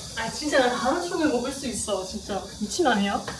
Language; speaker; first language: Korean; non-native, fluent; German